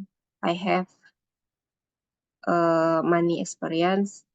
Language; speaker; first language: English; non-native, learner; Indonesian